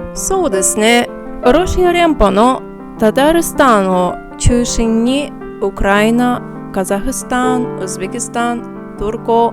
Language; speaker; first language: Japanese; non-native, fluent; Tatar